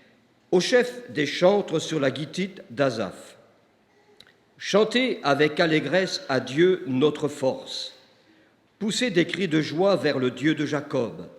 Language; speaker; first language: French; native; French